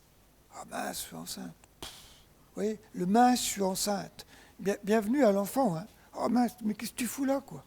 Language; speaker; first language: French; native; French